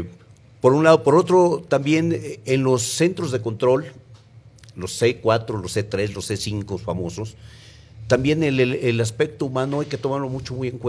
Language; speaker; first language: Spanish; native; Spanish